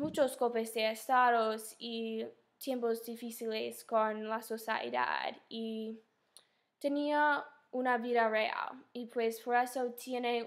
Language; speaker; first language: Spanish; non-native, fluent; English